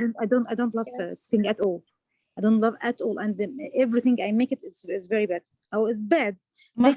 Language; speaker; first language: English; non-native, learner; Arabic